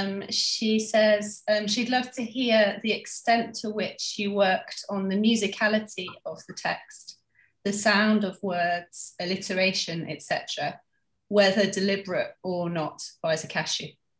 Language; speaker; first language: English; native; English